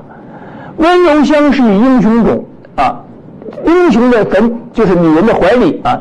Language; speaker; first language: Chinese; native; Chinese